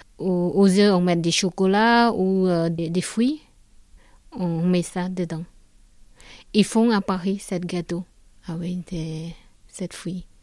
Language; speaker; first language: French; non-native, learner; Khmer